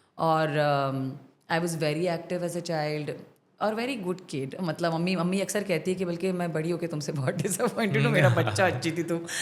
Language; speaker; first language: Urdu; non-native, local second language; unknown